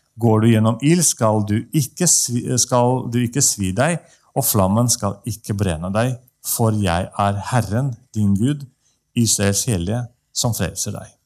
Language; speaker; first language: Norwegian; non-native, fluent; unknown